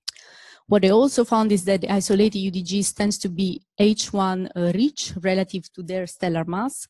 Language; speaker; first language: English; non-native, fluent; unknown